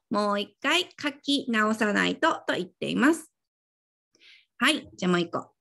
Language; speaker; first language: Japanese; native; Japanese